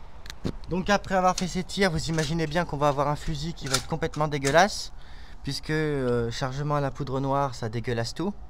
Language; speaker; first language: French; native; French